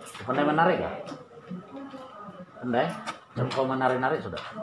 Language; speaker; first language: Malay; native; Malay